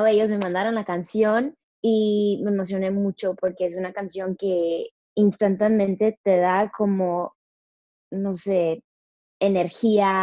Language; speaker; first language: Spanish; early bilingual, other home language; English